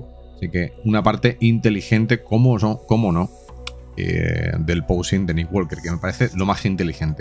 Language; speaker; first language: Spanish; native; Spanish